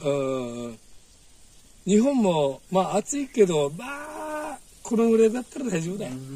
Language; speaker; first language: Japanese; native; Japanese